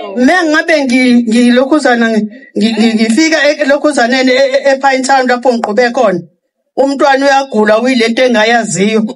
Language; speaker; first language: Zulu; native; Zulu